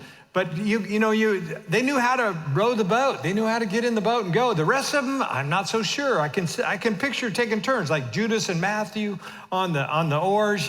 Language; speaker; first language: English; native; English